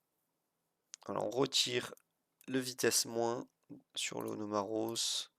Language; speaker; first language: French; native; French